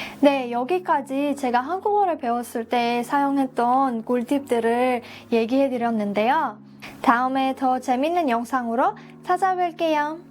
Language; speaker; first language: Korean; non-native, fluent; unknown